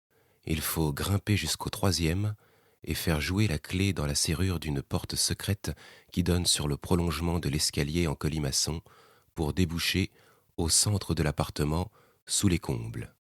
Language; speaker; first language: French; native; French